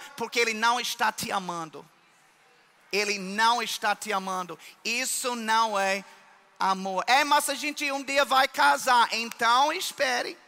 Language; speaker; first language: Portuguese; non-native, fluent; English